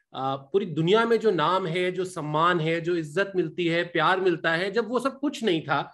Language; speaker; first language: Hindi; native; Hindi